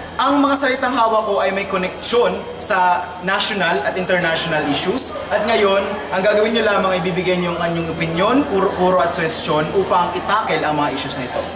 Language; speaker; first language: Filipino; native; Filipino